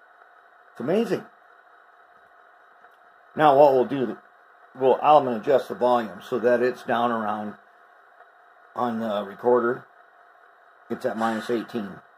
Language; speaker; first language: English; native; English